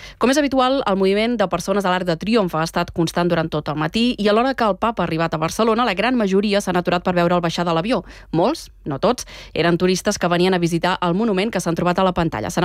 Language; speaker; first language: Catalan; native; Catalan